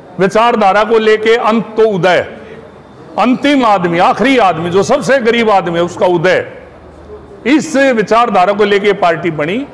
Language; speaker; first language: Hindi; native; Hindi